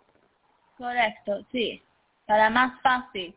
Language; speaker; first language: Spanish; early bilingual, heritage; Spanish